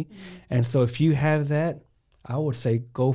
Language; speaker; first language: English; early bilingual, other home language; Spanish